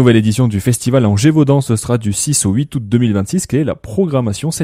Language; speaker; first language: French; native; French